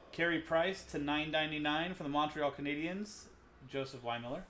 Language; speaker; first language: English; native; English